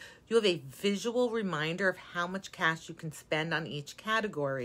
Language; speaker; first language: English; native; English